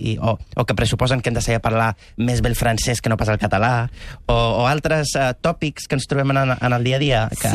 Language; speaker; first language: Catalan; early bilingual, other home language; Arabic